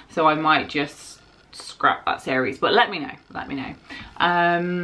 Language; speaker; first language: English; native; English